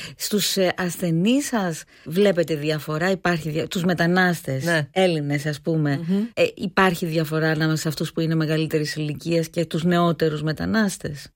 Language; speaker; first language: Greek; native; Greek